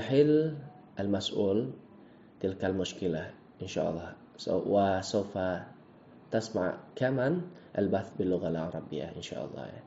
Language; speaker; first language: Arabic; non-native, fluent; Indonesian